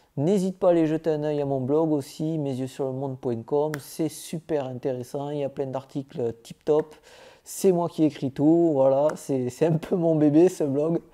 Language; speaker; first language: French; native; French